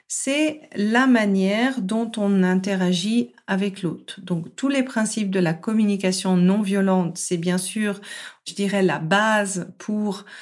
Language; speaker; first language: French; native; French